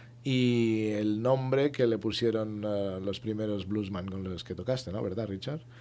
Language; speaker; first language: Spanish; native; Spanish